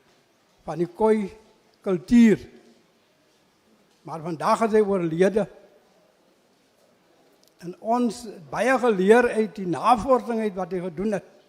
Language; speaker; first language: Afrikaans; non-native, local second language; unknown